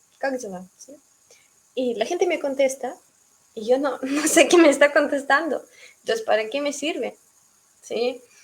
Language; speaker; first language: Spanish; non-native, fluent; Russian